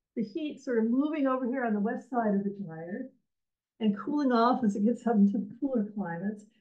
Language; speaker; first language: English; native; English